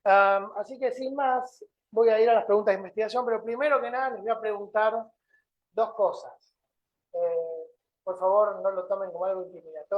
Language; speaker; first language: Spanish; native; Spanish